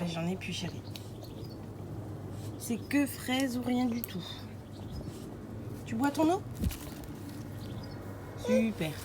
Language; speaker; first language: French; native; French